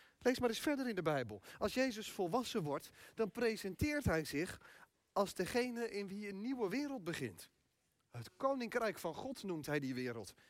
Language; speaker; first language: Dutch; native; Dutch